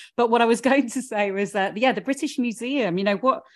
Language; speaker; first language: English; early bilingual, other home language; Hindi